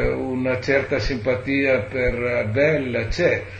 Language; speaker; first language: Italian; native; Italian